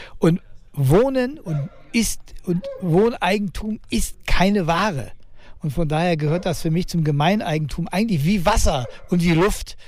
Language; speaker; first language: German; native; German